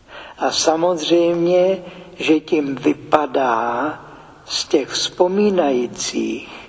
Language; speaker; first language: Czech; native; Czech